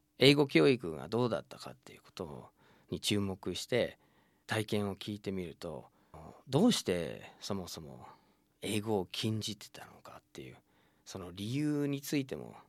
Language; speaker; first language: Japanese; non-native, fluent; English